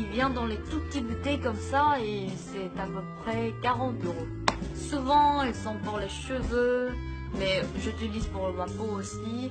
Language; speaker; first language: French; non-native, fluent; Korean